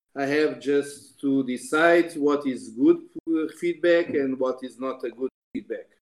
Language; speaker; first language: English; non-native, fluent; Portuguese